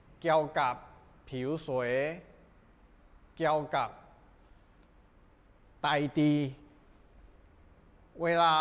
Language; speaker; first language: Thai; non-native, learner; Chinese